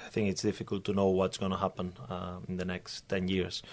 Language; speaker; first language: English; non-native, fluent; Spanish